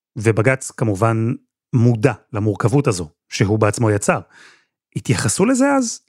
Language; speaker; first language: Hebrew; native; Hebrew